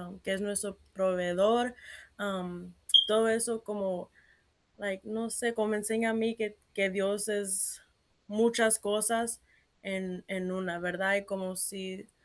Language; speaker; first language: Spanish; early bilingual, heritage; Spanish